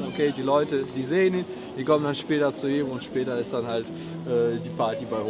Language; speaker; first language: German; native; German